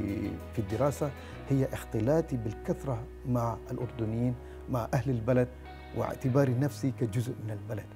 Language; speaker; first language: Arabic; non-native, fluent; Malay